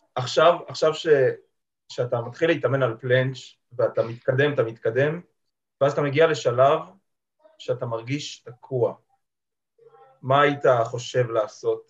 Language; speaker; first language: Hebrew; native; Hebrew